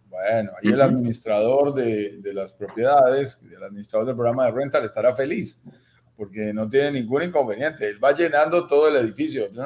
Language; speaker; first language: Spanish; native; Spanish